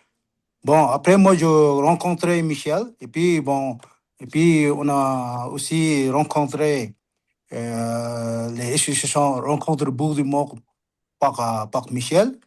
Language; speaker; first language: French; non-native, learner; Sherpa